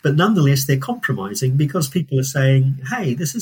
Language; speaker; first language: English; native; English